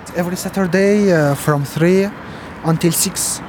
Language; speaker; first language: English; non-native, fluent; Arabic